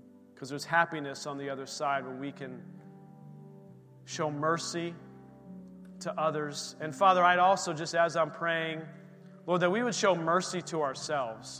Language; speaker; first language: English; native; English